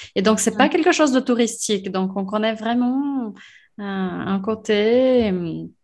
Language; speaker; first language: French; non-native, fluent; Portuguese